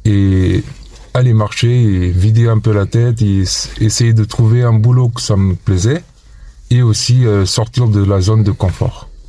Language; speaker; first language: French; non-native, fluent; Portuguese